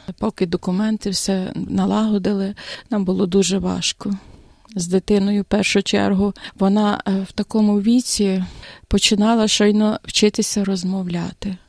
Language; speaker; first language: Ukrainian; native; Ukrainian